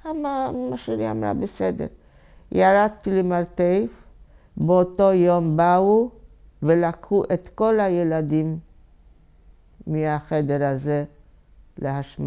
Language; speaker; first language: Hebrew; non-native, fluent; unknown